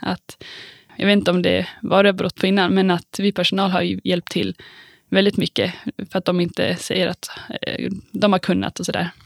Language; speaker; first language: Swedish; native; Swedish